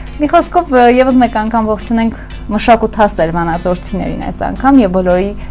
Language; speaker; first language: Armenian; native; Armenian